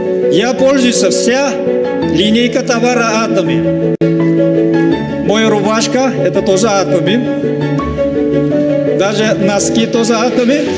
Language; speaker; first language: Russian; non-native, learner; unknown